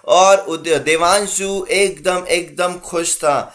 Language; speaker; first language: Hindi; non-native, local second language; Marathi